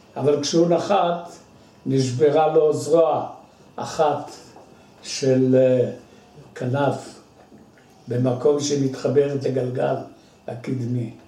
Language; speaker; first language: Hebrew; native; Hebrew